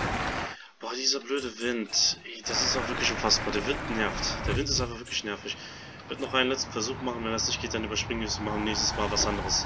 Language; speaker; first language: German; native; German